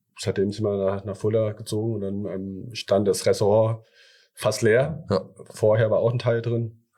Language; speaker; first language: German; early bilingual, other home language; Thai